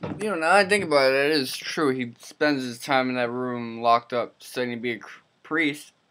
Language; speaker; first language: English; native; English